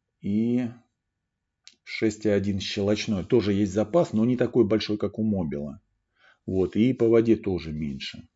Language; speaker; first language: Russian; native; Russian